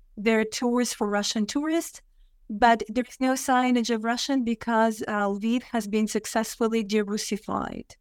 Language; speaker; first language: English; non-native, fluent; Russian